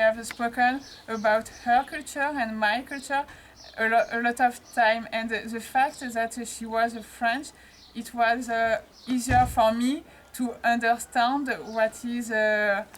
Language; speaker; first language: English; non-native, learner; French